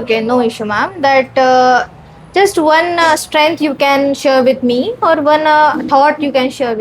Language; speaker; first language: English; non-native, learner; Marathi